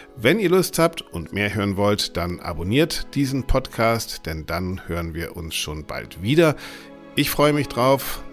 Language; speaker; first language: German; native; German